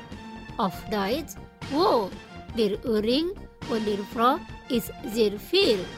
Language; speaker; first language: German; non-native, learner; Indonesian